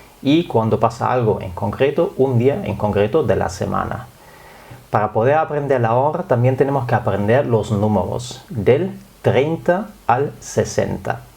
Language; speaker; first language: Spanish; non-native, fluent; German